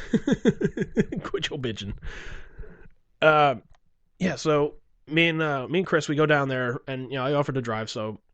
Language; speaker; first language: English; native; English